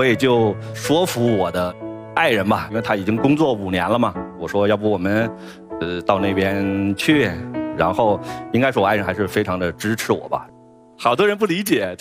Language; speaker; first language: Chinese; native; Chinese